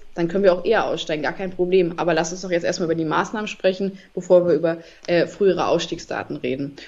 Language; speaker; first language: German; native; German